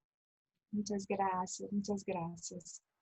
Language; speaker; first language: Spanish; non-native, learner; Portuguese